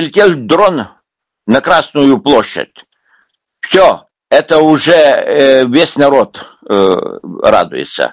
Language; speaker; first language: Russian; non-native, local second language; Lithuanian